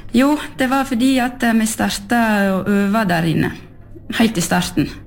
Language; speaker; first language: Norwegian; early bilingual, heritage; French